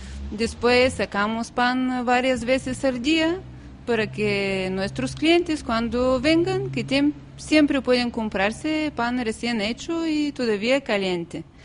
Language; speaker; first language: Spanish; non-native, fluent; Bulgarian